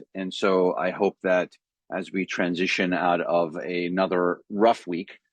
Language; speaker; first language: English; native; English